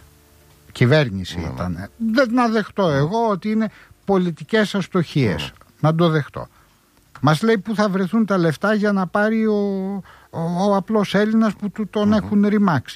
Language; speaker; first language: Greek; native; Greek